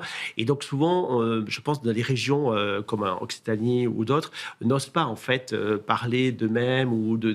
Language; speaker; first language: French; native; French